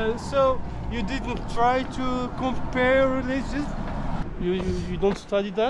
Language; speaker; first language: English; non-native, learner; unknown